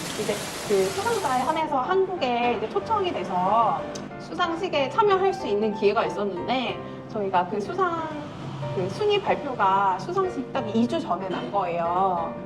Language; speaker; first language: Korean; native; Korean